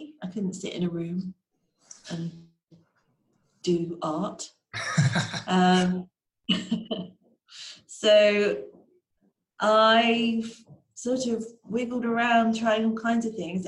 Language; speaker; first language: English; native; English